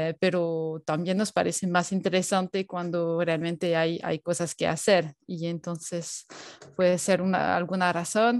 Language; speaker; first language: Spanish; non-native, fluent; French